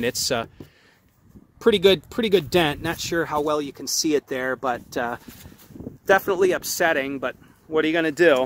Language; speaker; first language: English; native; English